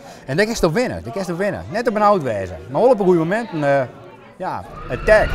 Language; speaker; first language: Dutch; non-native, local second language; Western Frisian